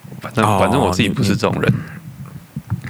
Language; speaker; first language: Chinese; native; Chinese